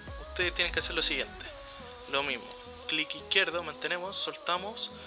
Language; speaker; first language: Spanish; native; Spanish